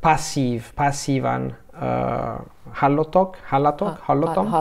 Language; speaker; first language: Hungarian; non-native, learner; Italian